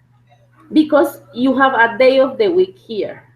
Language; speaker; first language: English; non-native, fluent; Spanish